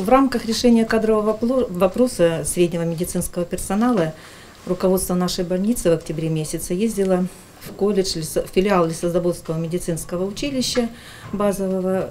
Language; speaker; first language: Russian; native; Russian